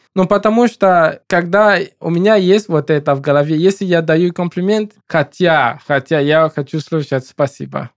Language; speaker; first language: Russian; non-native, learner; English